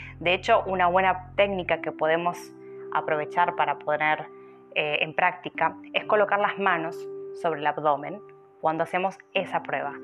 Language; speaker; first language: Spanish; native; Spanish